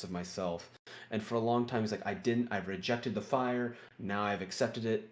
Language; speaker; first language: English; native; English